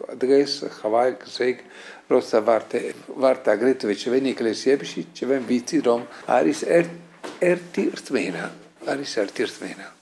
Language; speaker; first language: Georgian; non-native, fluent; Italian